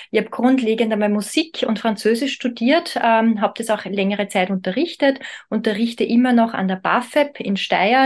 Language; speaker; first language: German; native; German